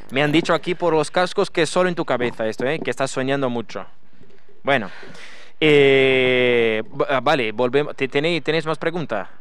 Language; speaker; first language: Spanish; non-native, fluent; Portuguese